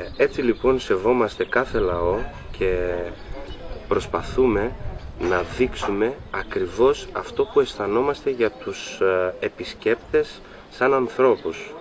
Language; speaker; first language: Greek; native; Greek